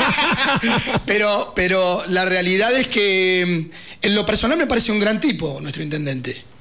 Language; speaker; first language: Spanish; native; Spanish